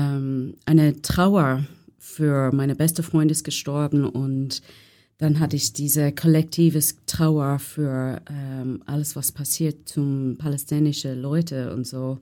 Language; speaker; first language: German; non-native, learner; English